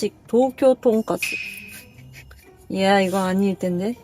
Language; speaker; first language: Korean; non-native, fluent; Japanese